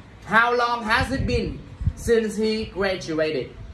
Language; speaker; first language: English; non-native, fluent; Vietnamese